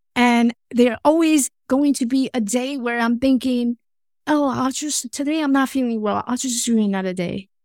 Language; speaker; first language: English; non-native, fluent; Chinese